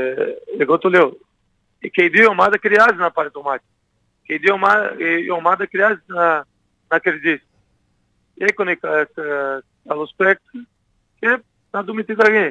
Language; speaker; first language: Greek; non-native, learner; Portuguese